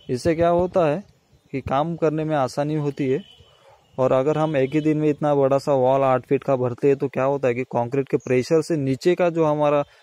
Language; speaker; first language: Hindi; non-native, local second language; Marathi